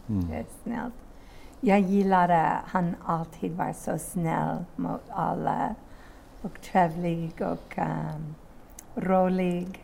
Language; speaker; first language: Swedish; non-native, learner; English